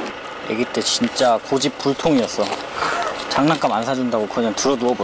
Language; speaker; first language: Korean; native; Korean